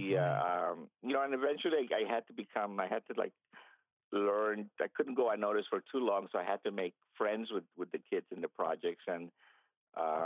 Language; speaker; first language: English; early bilingual, other home language; Spanish